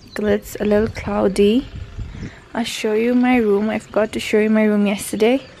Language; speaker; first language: English; non-native, local second language; Tangkhul Naga (India)